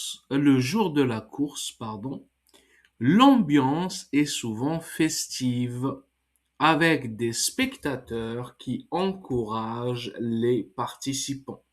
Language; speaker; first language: French; non-native, fluent; English